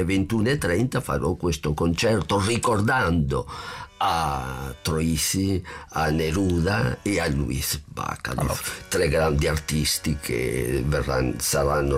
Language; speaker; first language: Italian; non-native, fluent; Spanish